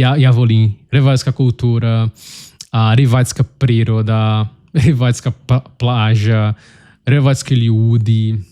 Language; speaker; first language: Bosnian; non-native, learner; Portuguese